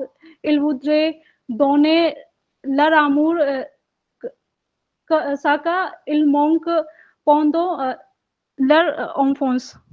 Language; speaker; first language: French; non-native, learner; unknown